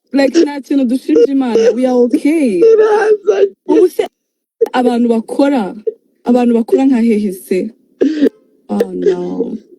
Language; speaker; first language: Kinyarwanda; native; Kinyarwanda